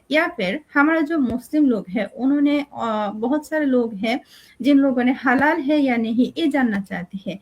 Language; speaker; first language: Hindi; non-native, fluent; Bangla